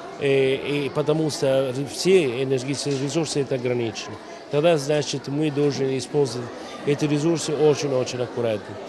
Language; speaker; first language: Russian; non-native, learner; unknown